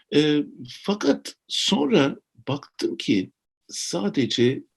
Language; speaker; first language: Turkish; native; Turkish